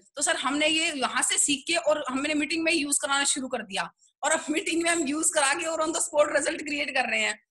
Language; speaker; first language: Hindi; native; Hindi